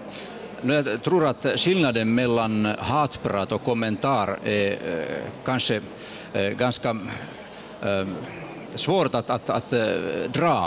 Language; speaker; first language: Swedish; non-native, fluent; Finnish